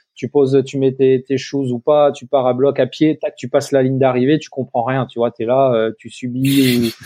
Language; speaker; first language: French; native; French